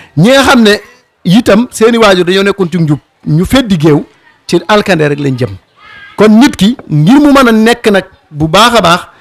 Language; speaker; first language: Wolof; native; Wolof